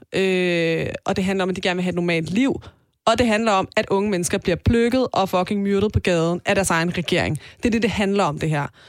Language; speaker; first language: Danish; early bilingual, other home language; Persian